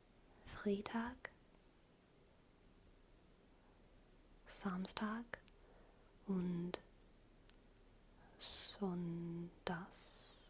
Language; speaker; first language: German; non-native, learner; English